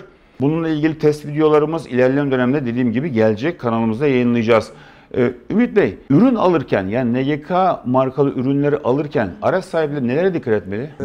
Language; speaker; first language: Turkish; native; Turkish